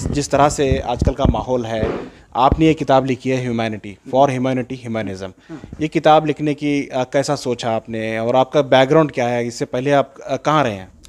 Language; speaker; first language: Hindi; native; Hindi